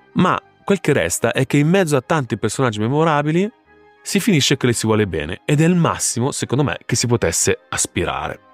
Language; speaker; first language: Italian; native; Italian